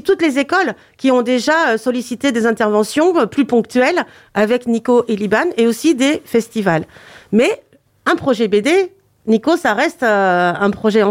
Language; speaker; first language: French; native; French